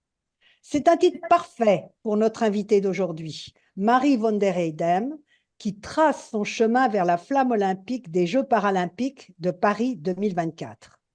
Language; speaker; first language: French; native; French